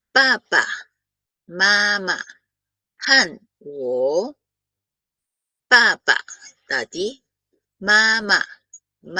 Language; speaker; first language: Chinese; non-native, fluent; Filipino